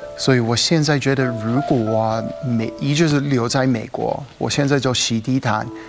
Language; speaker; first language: Chinese; non-native, fluent; English